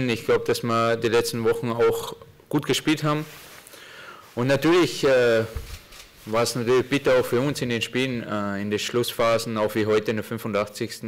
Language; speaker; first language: German; native; German